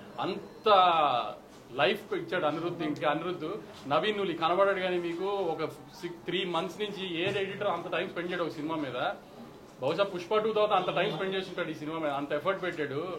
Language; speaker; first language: Telugu; native; Telugu